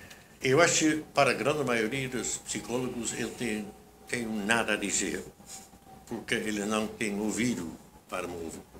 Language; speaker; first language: Portuguese; non-native, fluent; Dutch